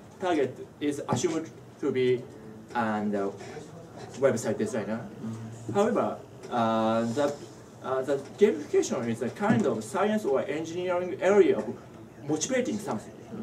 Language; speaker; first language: English; non-native, learner; Japanese